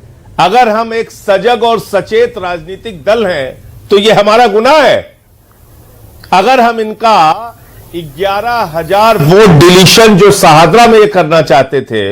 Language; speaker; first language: Hindi; native; Hindi